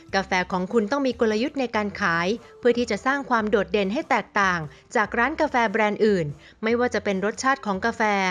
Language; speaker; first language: Thai; native; Thai